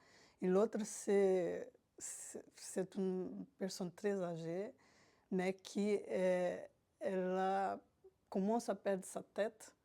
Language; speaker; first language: French; non-native, fluent; Portuguese